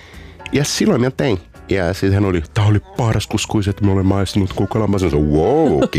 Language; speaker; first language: Finnish; non-native, fluent; Portuguese